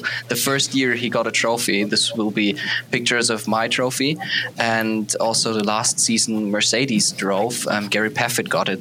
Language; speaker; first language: English; non-native, fluent; German